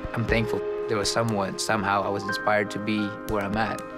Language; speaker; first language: English; early bilingual, other home language; Cebuano